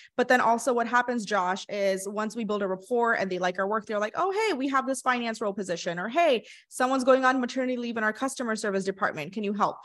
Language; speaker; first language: English; early bilingual, other home language; Hindi